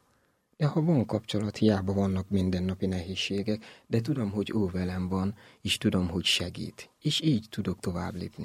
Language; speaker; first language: Hungarian; non-native, learner; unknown